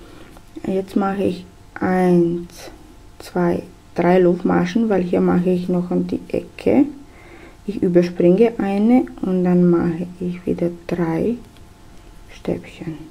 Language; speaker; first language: German; non-native, fluent; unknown